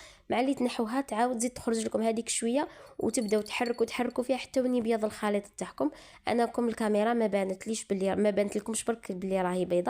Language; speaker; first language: Arabic; native; Arabic